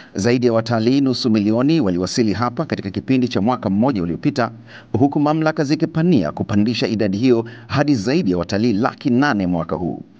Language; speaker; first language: Swahili; native; Swahili